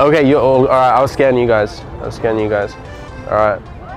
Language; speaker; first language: English; native; English